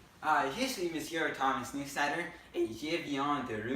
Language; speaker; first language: French; non-native, learner; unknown